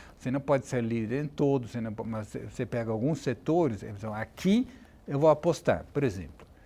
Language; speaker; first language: Portuguese; non-native, fluent; Dutch